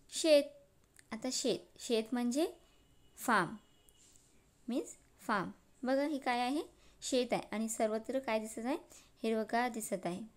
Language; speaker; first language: Marathi; non-native, local second language; Urdu